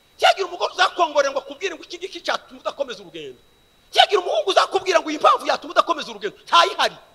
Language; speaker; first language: Kinyarwanda; early bilingual, heritage; Kinyarwanda